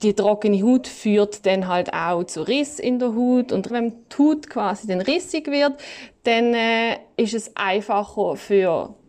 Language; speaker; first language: German; native; German